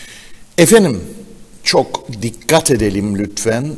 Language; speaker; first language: Turkish; native; Turkish